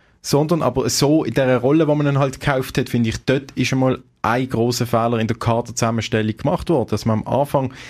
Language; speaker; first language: German; native; German